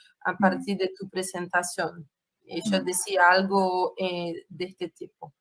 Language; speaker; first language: Spanish; non-native, fluent; Portuguese